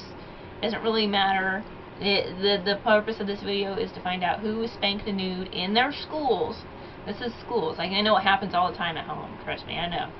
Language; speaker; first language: English; native; English